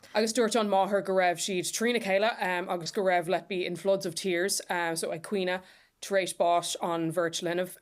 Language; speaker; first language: Irish; non-native, local second language; English